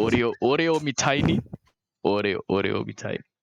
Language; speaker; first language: Japanese; non-native, learner; Malay